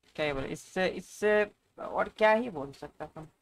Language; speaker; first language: Hindi; non-native, local second language; Bangla